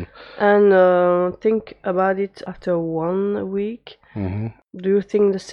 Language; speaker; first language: English; non-native, fluent; French